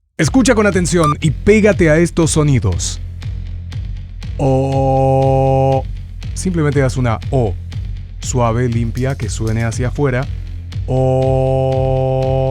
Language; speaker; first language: Spanish; native; Spanish